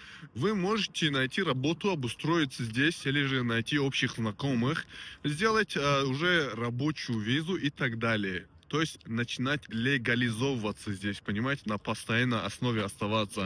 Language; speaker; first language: Russian; non-native, local second language; Tajik